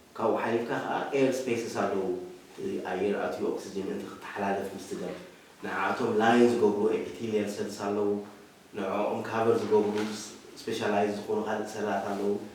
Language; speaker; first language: Tigrinya; native; Tigrinya